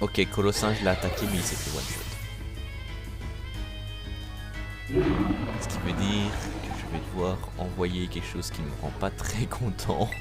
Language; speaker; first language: French; native; French